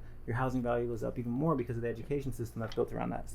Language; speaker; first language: English; native; English